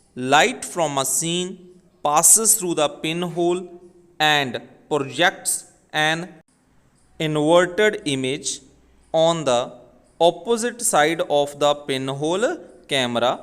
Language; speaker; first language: English; non-native, local second language; Punjabi